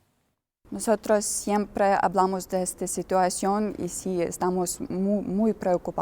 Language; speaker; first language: Spanish; non-native, learner; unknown